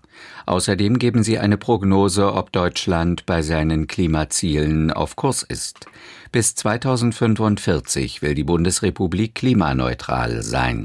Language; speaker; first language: German; native; German